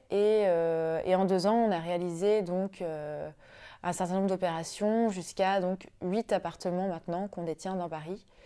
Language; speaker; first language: French; native; French